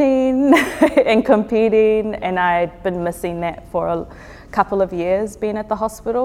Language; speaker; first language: English; native; English